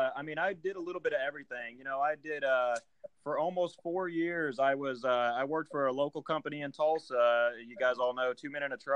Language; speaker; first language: English; native; English